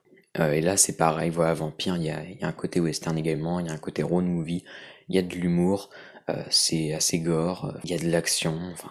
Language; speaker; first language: French; native; French